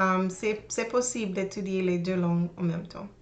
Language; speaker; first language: French; non-native, learner; English